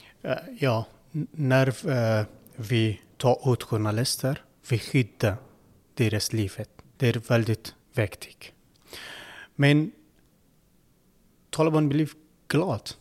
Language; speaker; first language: Swedish; non-native, learner; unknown